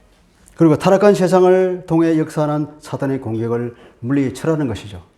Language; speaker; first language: Korean; native; Korean